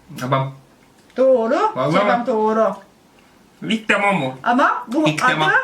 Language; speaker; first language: Turkish; non-native, learner; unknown